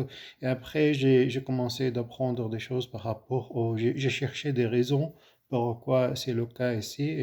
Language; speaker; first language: French; non-native, fluent; Arabic